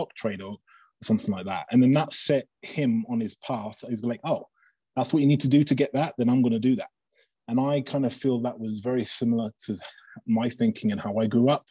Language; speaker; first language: English; native; English